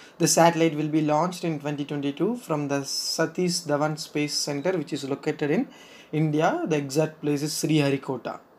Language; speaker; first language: English; non-native, local second language; Tamil